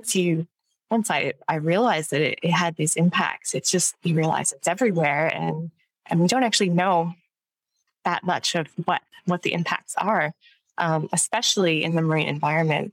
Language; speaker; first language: English; native; English